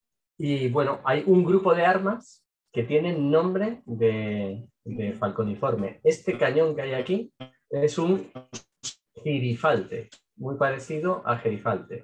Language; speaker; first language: Spanish; native; Spanish